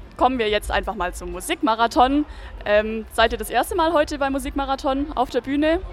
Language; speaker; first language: German; native; German